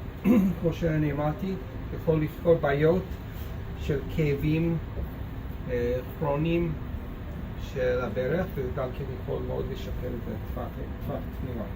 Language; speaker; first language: Hebrew; non-native, fluent; English